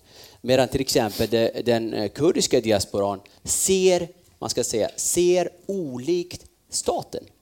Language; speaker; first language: Swedish; non-native, fluent; Kurdish